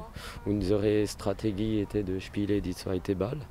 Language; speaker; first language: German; non-native, learner; French